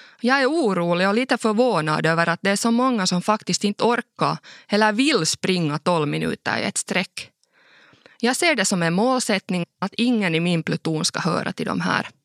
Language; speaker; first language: Swedish; native; Swedish